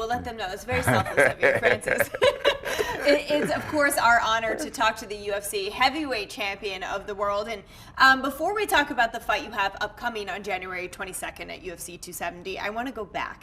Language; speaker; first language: English; native; English